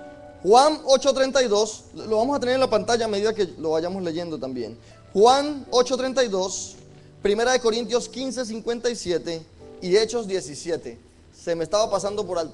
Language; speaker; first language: Spanish; native; Spanish